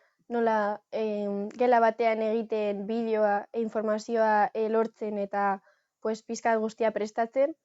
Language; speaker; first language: Basque; non-native, local second language; Spanish